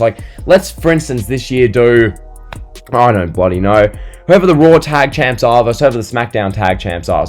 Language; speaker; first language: English; native; English